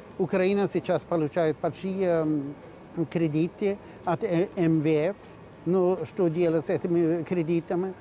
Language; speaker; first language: Russian; non-native, fluent; Swedish